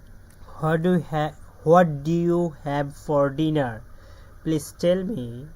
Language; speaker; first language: English; non-native, learner; Bangla